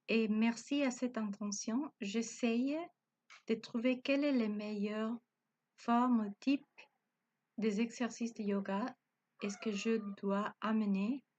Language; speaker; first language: French; non-native, learner; Spanish